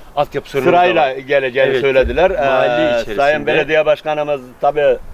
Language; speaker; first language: Turkish; native; Turkish